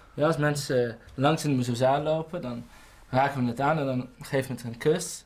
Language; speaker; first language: Dutch; native; Dutch